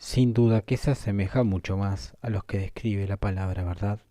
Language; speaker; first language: Spanish; native; Spanish